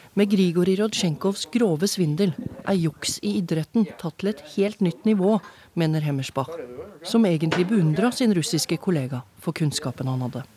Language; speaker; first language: Norwegian; native; Norwegian